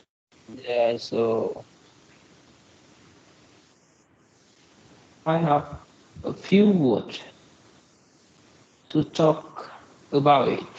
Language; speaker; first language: English; non-native, learner; Vietnamese